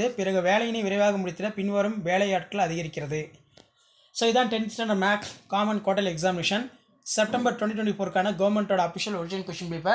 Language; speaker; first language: Tamil; native; Tamil